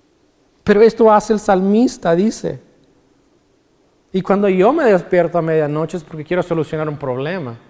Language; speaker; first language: Spanish; native; Spanish